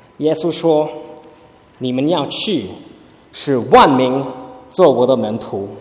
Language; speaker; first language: Chinese; early bilingual, heritage; Chinese